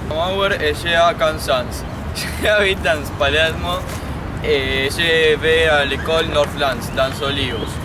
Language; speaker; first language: French; non-native, learner; Spanish